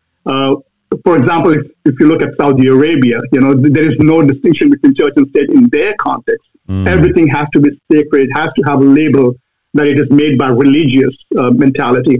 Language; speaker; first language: English; non-native, local second language; Malayalam